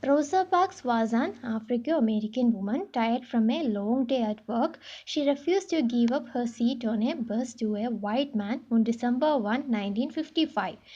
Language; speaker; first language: English; non-native, local second language; Malayalam